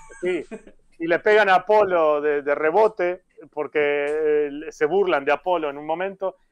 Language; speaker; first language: Spanish; native; Spanish